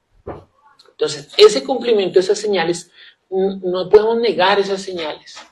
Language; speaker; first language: Spanish; native; Spanish